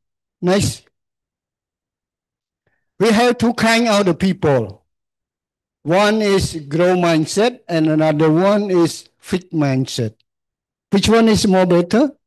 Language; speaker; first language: English; non-native, learner; Khmer